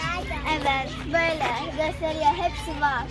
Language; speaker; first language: Turkish; early bilingual, heritage; Turkish